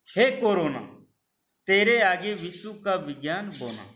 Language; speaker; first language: Hindi; native; Hindi